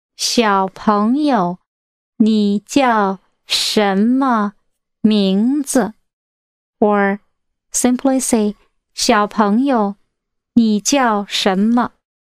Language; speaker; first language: Chinese; non-native, learner; English